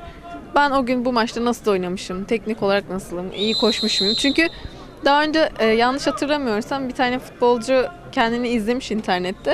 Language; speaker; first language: Turkish; native; Turkish